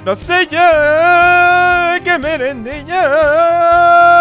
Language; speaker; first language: Spanish; native; Spanish